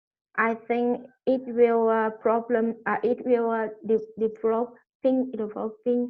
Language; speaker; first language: English; non-native, learner; Vietnamese